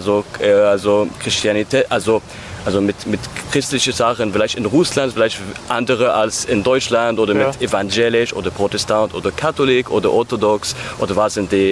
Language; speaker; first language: German; non-native, learner; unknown